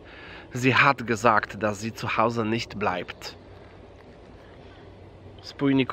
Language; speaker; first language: German; non-native, fluent; Polish